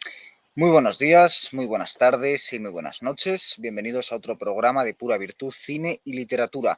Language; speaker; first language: Spanish; native; Spanish